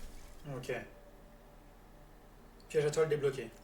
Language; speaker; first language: French; native; French